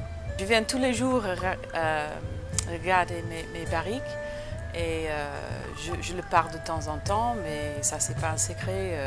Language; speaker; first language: French; early bilingual, other home language; English